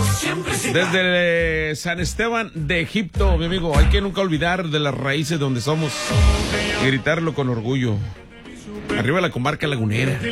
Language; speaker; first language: Spanish; native; Spanish